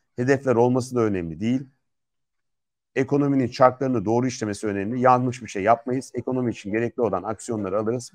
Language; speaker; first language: Turkish; native; Turkish